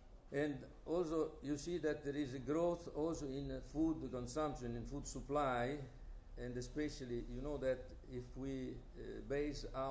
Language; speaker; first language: English; non-native, fluent; Italian